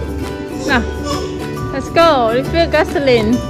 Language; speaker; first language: English; non-native, learner; Khmer